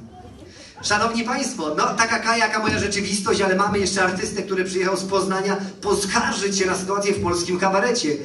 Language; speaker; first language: Polish; native; Polish